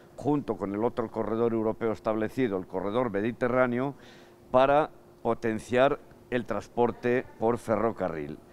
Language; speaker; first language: Spanish; native; Spanish